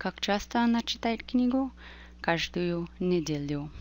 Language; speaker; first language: Russian; non-native, fluent; English